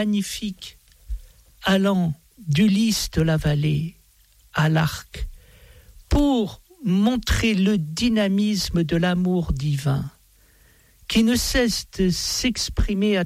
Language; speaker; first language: French; native; French